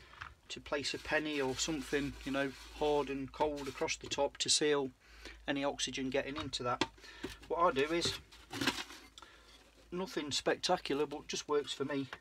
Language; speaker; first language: English; native; English